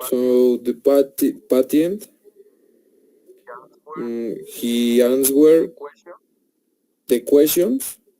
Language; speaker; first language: English; non-native, learner; Spanish